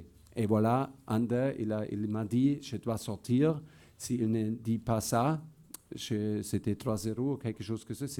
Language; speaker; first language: French; non-native, fluent; German